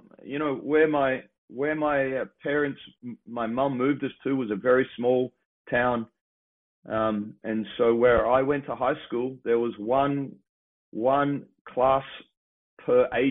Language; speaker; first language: English; native; English